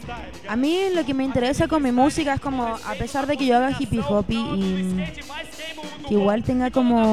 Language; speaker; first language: Spanish; early bilingual, heritage; Spanish